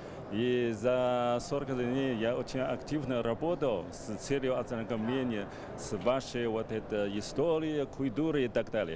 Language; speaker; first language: Russian; non-native, fluent; Chinese